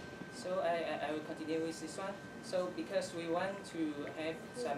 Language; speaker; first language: English; non-native, learner; Vietnamese